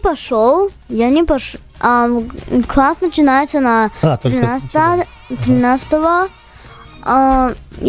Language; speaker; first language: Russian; early bilingual, heritage; English